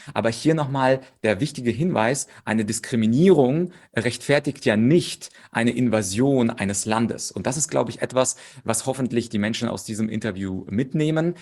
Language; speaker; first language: German; early bilingual, other home language; Russian